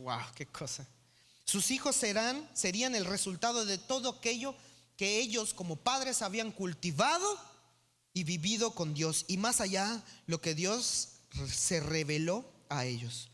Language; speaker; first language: Spanish; native; Spanish